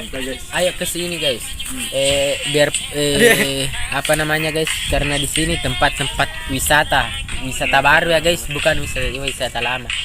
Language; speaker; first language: Indonesian; non-native, local second language; Buginese